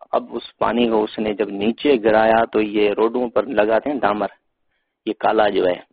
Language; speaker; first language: Urdu; non-native, local second language; Sindhi